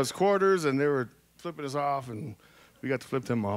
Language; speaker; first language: English; native; English